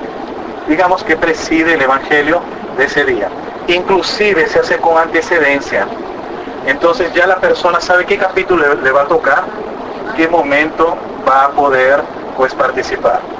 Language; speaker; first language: Spanish; native; Spanish